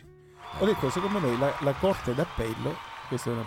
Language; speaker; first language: Italian; native; Italian